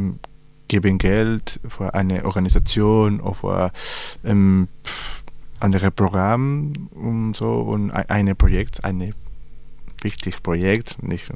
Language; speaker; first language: German; non-native, learner; Spanish